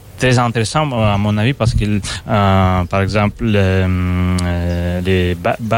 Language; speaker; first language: French; non-native, fluent; Russian